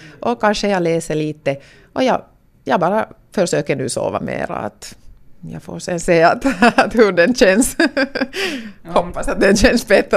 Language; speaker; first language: Swedish; non-native, local second language; Finnish